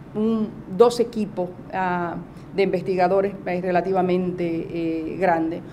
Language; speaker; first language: Spanish; native; Spanish